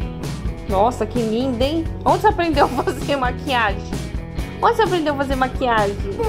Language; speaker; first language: Portuguese; native; Portuguese